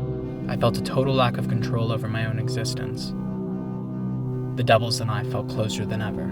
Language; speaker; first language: English; native; English